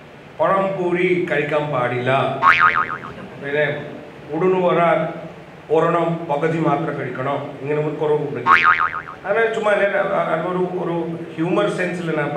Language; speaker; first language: Malayalam; non-native, learner; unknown